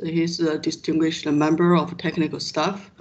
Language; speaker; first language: English; non-native, fluent; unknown